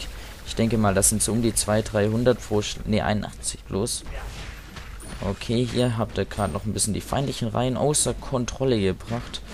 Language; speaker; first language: German; native; German